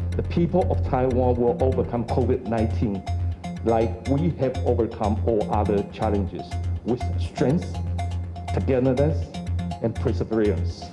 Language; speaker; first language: English; non-native, fluent; Chinese